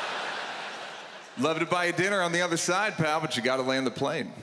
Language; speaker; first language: English; native; English